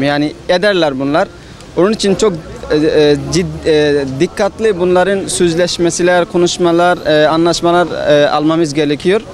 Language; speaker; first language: Turkish; non-native, fluent; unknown